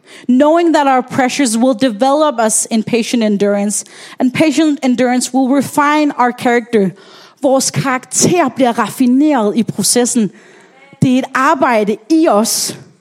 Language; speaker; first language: English; non-native, fluent; Danish